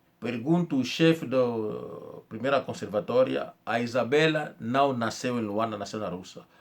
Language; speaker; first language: Portuguese; non-native, fluent; Kongo